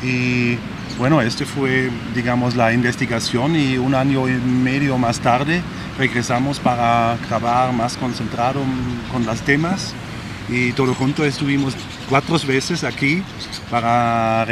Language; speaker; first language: Spanish; non-native, learner; German